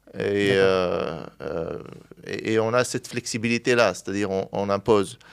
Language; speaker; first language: French; non-native, local second language; Arabic